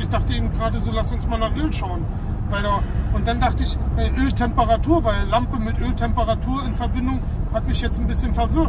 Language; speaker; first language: German; native; German